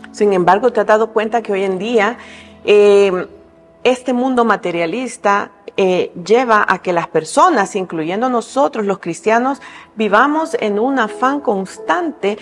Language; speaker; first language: Spanish; native; Spanish